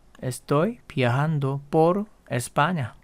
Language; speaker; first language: Spanish; non-native, fluent; Korean